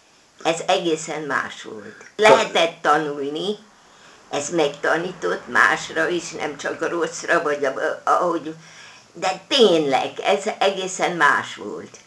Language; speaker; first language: Hungarian; non-native, local second language; German